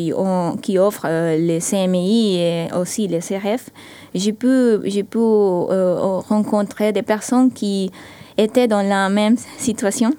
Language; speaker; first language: French; non-native, fluent; Spanish